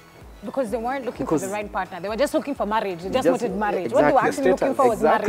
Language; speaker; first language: English; non-native, local second language; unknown